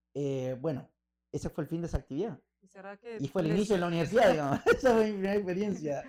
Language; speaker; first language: Spanish; native; Spanish